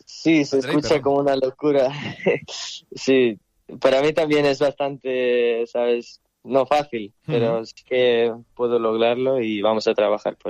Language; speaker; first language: Spanish; early bilingual, other home language; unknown